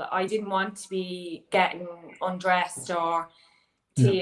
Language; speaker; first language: English; native; English